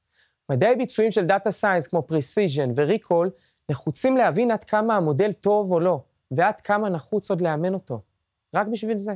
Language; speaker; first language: Hebrew; native; Hebrew